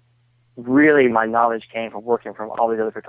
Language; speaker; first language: English; native; English